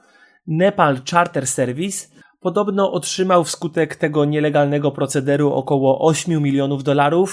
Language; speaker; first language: Polish; native; Polish